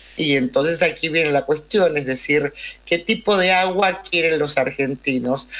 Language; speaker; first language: Spanish; native; Spanish